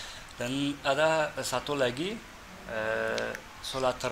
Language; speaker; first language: Indonesian; non-native, fluent; Persian